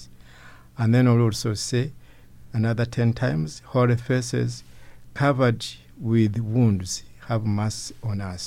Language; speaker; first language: English; non-native, local second language; Ganda